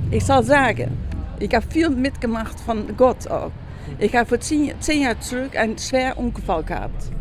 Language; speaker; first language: German; non-native, learner; Dutch